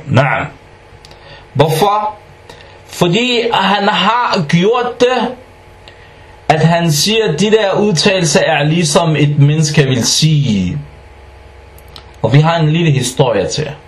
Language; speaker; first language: Danish; non-native, fluent; Arabic